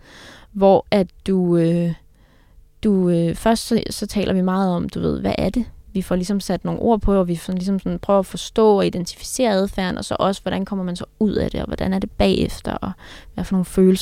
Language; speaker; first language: Danish; native; Danish